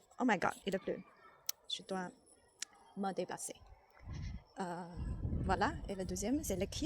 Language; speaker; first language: French; non-native, learner; Chinese